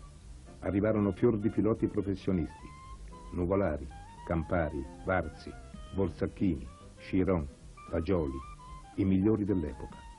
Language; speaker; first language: Italian; native; Italian